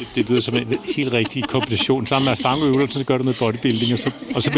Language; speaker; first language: Danish; native; Danish